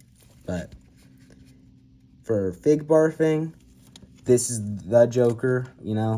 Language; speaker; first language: English; native; English